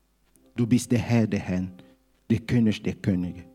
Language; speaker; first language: German; non-native, fluent; Lingala